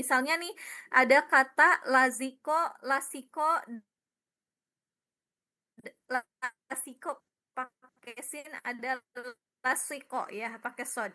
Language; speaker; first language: Indonesian; native; Indonesian